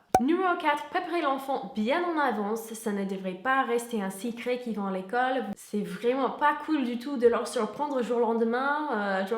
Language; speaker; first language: French; non-native, fluent; English